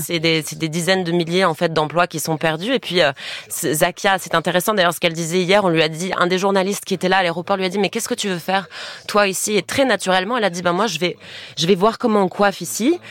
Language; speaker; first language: French; native; French